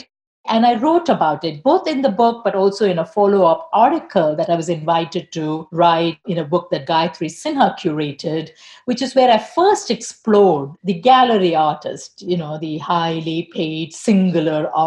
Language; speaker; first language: English; non-native, local second language; Tamil